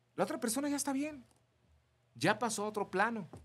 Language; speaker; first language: Spanish; native; Spanish